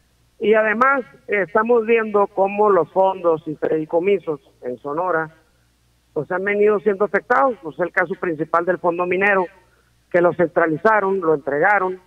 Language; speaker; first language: Spanish; native; Spanish